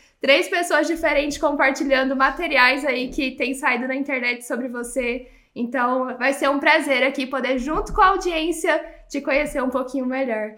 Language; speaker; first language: Portuguese; native; Portuguese